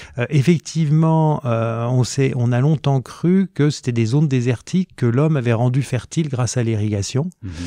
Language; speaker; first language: French; native; French